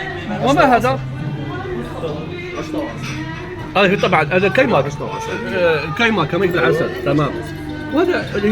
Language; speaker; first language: Arabic; non-native, learner; French